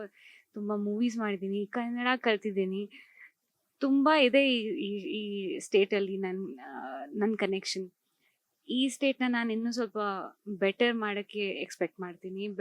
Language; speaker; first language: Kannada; non-native, local second language; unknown